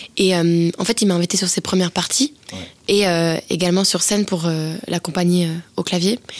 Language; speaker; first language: French; native; French